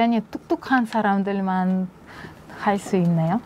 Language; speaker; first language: Korean; non-native, learner; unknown